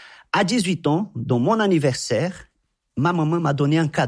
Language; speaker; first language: French; non-native, fluent; Portuguese